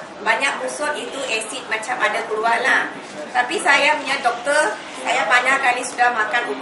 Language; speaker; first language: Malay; non-native, local second language; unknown